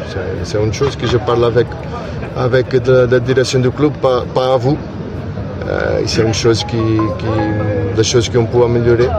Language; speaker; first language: French; non-native, learner; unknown